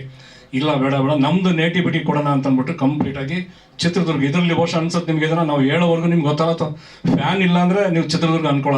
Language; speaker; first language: Kannada; native; Kannada